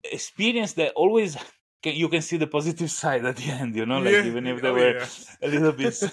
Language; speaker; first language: English; non-native, fluent; Italian